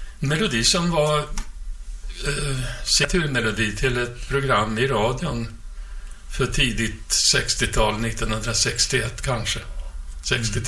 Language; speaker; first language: Swedish; native; Swedish